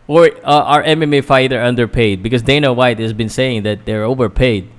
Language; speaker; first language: English; non-native, local second language; Filipino